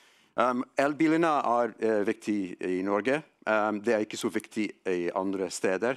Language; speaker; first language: Norwegian; non-native, fluent; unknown